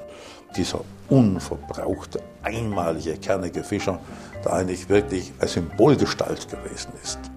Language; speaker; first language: German; native; German